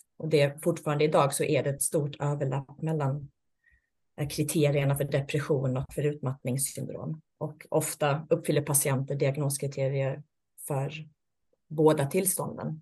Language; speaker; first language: Swedish; native; Swedish